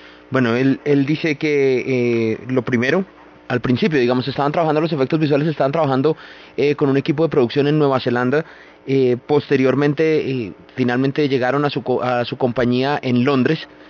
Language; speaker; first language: Spanish; native; Spanish